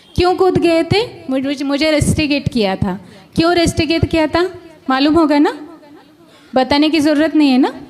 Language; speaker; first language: Hindi; non-native, local second language; Marathi